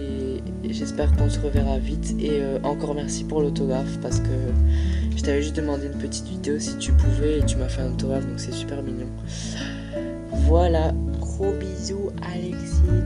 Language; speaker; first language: French; native; French